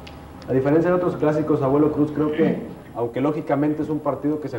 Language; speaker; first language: Spanish; native; Spanish